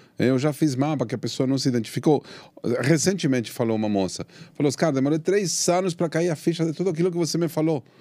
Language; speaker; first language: Portuguese; non-native, fluent; Spanish